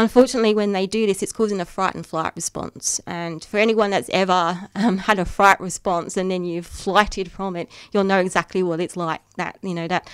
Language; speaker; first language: English; native; English